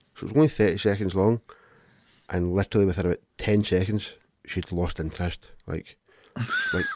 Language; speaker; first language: English; native; English